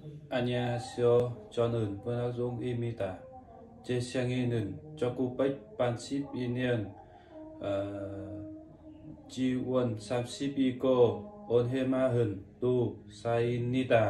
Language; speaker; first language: Korean; non-native, learner; Vietnamese